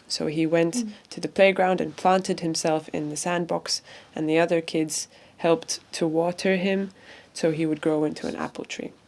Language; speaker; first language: English; non-native, fluent; Latvian